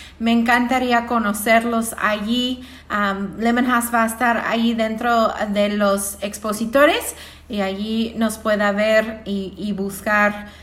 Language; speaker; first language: Spanish; non-native, fluent; English